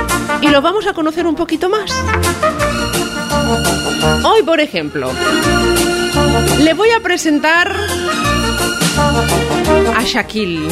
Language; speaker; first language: Spanish; native; Spanish